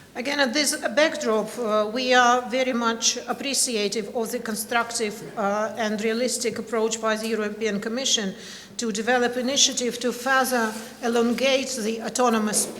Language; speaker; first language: English; non-native, fluent; Ukrainian